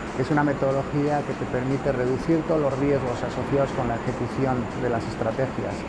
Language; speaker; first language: Spanish; native; Spanish